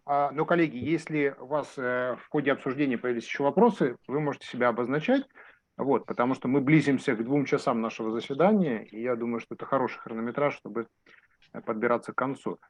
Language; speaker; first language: Russian; native; Russian